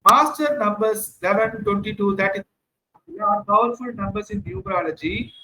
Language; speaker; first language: English; non-native, local second language; Tamil